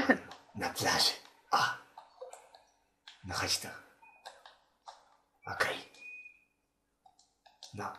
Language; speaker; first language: Polish; native; Polish